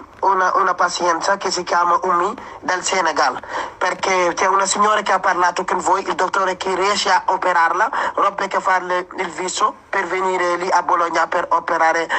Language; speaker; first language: Italian; non-native, fluent; Wolof